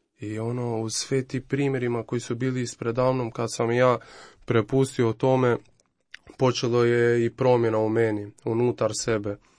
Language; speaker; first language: Croatian; non-native, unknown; Albanian